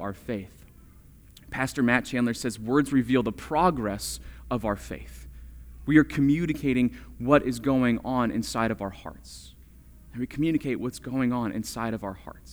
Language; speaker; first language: English; native; English